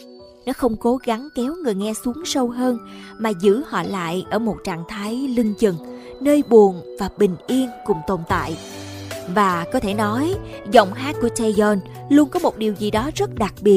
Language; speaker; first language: Vietnamese; native; Vietnamese